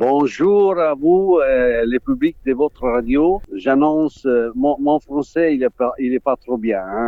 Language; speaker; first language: French; non-native, fluent; Italian